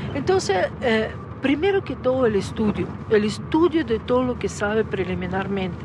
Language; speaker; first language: Spanish; non-native, fluent; Russian